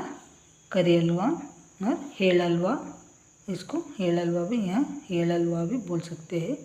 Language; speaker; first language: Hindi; non-native, local second language; Kannada